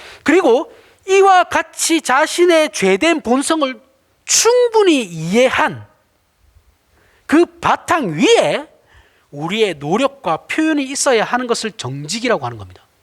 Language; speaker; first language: Korean; native; Korean